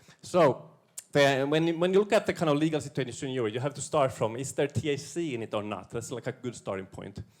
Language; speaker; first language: English; non-native, fluent; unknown